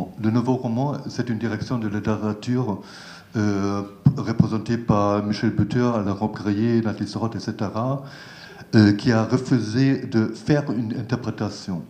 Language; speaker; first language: French; non-native, learner; German